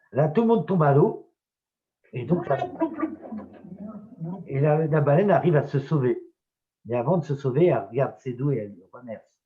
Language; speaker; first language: French; native; French